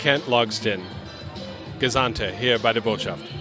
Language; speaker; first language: German; non-native, fluent; English